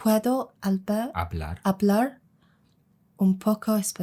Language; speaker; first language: Spanish; non-native, learner; Mongolian